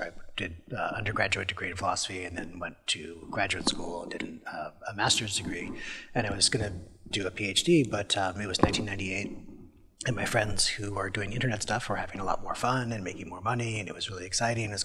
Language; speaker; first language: English; native; English